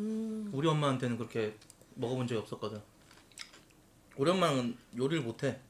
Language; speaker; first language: Korean; native; Korean